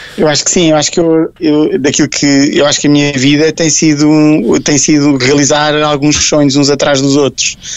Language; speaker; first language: Portuguese; native; Portuguese